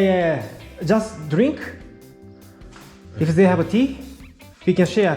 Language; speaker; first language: English; non-native, learner; Japanese